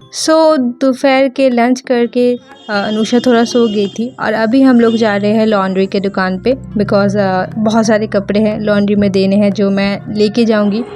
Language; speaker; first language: Hindi; non-native, local second language; Bangla